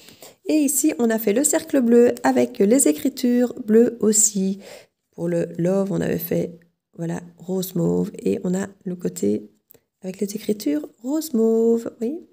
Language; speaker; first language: French; native; French